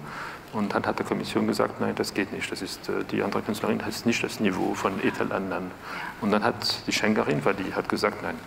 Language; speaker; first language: German; non-native, fluent; French